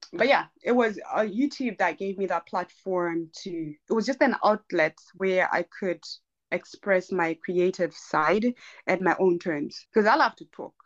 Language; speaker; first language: English; non-native, local second language; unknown